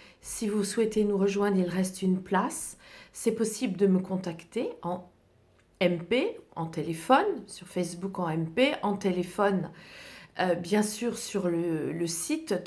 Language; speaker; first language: French; native; French